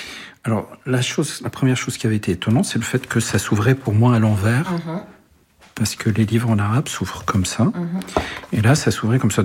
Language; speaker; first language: French; early bilingual, other home language; Arabic